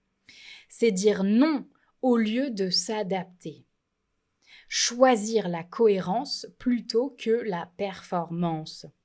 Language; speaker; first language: French; native; French